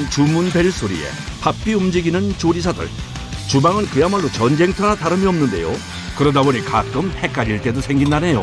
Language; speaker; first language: Korean; native; Korean